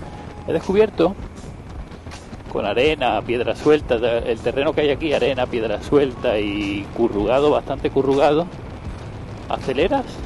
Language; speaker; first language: Spanish; native; Spanish